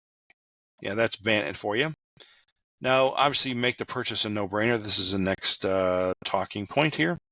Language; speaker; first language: English; native; English